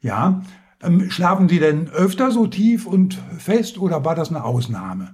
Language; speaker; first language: German; native; German